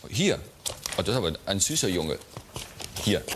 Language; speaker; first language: German; native; German